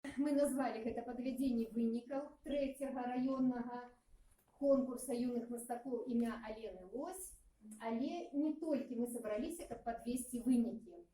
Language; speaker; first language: Belarusian; native; Belarusian